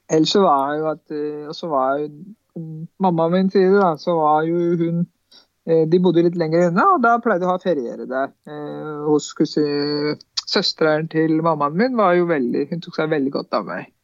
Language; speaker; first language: Norwegian; early bilingual, other home language; Punjabi